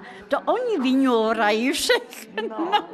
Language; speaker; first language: Czech; non-native, fluent; Russian